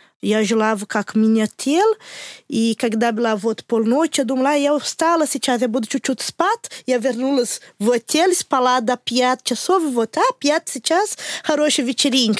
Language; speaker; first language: Russian; non-native, learner; Portuguese